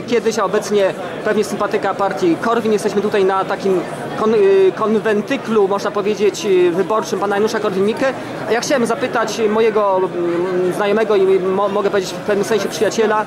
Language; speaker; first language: Polish; native; Polish